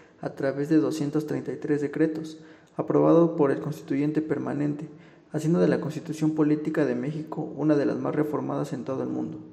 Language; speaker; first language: Spanish; native; Spanish